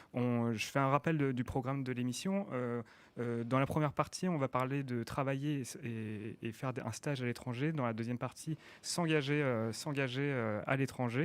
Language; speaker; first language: French; native; French